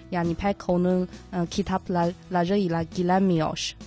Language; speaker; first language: Turkish; non-native, learner; Chinese